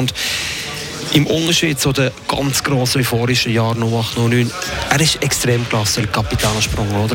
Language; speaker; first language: German; native; German